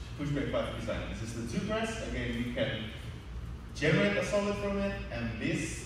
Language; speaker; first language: English; non-native, fluent; Indonesian